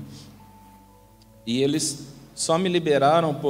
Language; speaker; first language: Portuguese; native; Portuguese